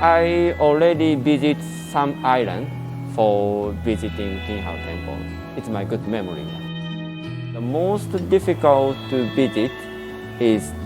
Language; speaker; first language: English; non-native, learner; Japanese